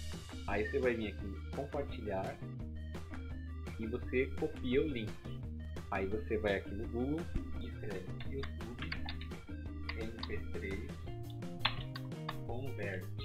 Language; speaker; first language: Portuguese; native; Portuguese